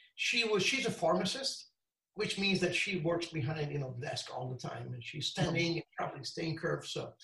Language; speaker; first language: English; non-native, fluent; Italian